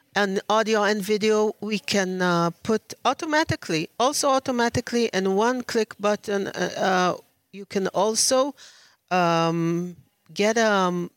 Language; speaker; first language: English; non-native, learner; Hebrew